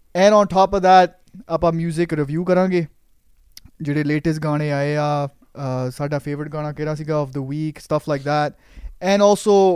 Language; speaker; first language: Punjabi; early bilingual, heritage; Punjabi